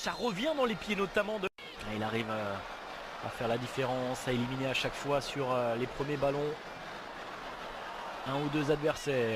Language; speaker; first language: French; native; French